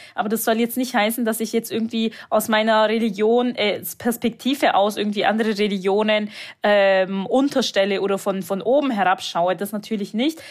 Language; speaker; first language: German; early bilingual, other home language; Turkish